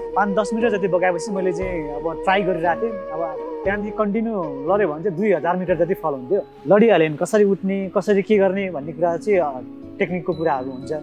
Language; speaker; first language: Nepali; non-native, local second language; Sherpa